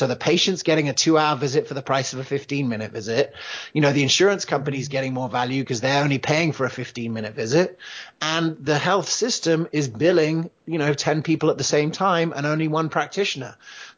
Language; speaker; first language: English; native; English